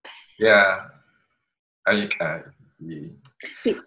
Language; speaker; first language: Spanish; non-native, learner; Chinese